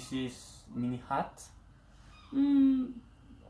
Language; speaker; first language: English; non-native, learner; Korean